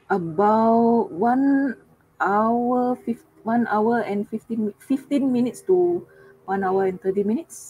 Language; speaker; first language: English; non-native, local second language; Cantonese